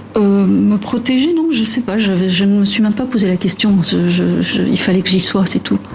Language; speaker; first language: French; non-native, local second language; Arabic